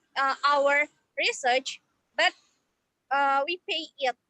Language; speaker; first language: English; non-native, learner; Indonesian